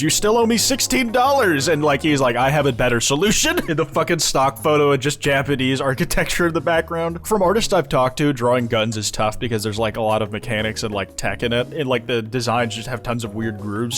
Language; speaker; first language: English; native; English